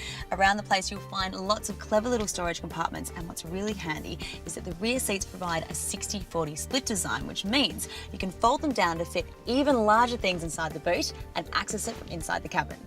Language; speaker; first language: English; native; English